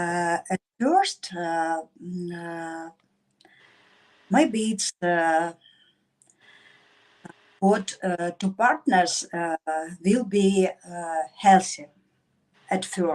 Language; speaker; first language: English; non-native, learner; Russian